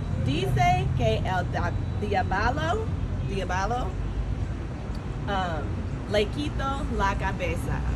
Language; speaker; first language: Spanish; non-native, learner; English